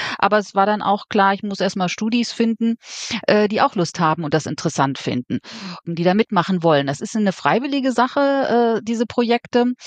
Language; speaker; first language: German; native; German